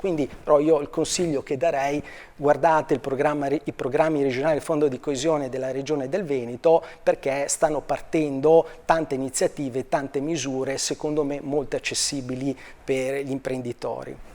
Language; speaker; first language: Italian; native; Italian